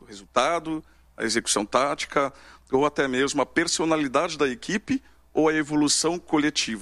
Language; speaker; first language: Portuguese; native; Portuguese